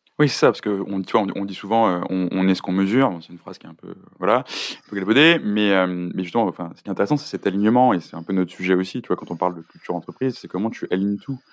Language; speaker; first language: French; native; French